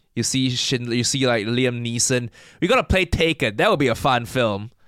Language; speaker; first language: English; non-native, local second language; Cantonese